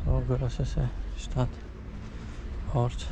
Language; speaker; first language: German; non-native, learner; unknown